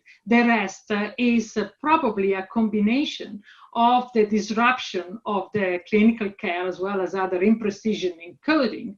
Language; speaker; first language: English; non-native, fluent; Italian